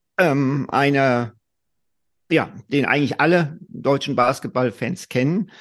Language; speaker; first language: German; native; German